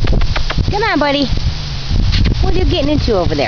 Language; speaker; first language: English; native; English